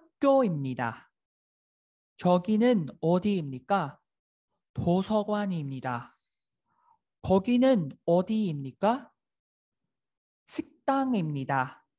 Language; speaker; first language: Korean; non-native, fluent; Vietnamese